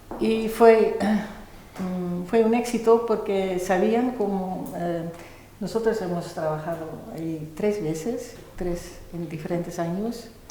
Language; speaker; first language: Spanish; non-native, fluent; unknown